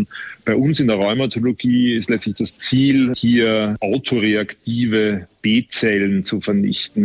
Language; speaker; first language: German; native; German